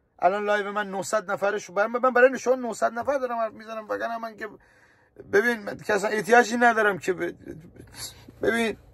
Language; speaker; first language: Persian; native; Persian